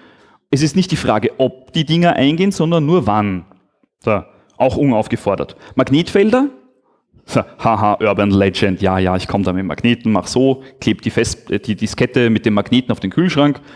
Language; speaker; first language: German; native; German